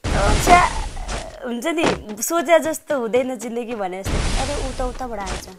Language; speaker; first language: Hindi; non-native, local second language; Nepali